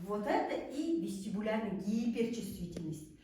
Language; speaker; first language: Russian; non-native, local second language; Kazakh